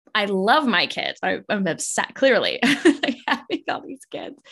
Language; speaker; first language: English; native; English